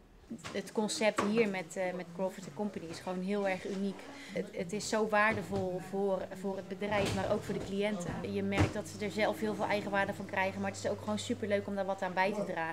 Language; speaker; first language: Dutch; native; Dutch